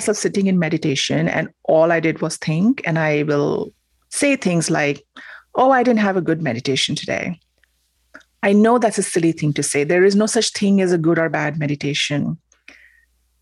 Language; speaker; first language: English; non-native, local second language; Hindi